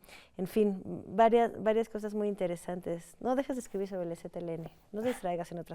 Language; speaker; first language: Spanish; native; Spanish